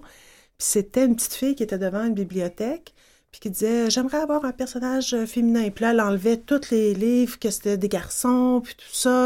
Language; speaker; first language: French; native; French